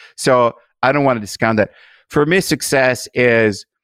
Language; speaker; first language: English; non-native, fluent; Italian